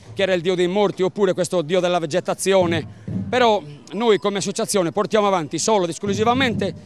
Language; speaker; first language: Italian; native; Italian